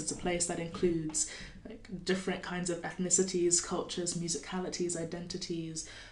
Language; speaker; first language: English; native; English